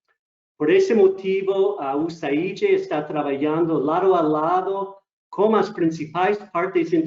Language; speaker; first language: Portuguese; non-native, fluent; English